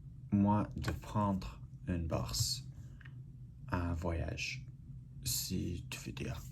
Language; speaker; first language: French; non-native, learner; English